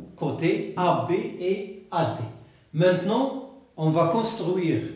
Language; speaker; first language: French; non-native, local second language; Arabic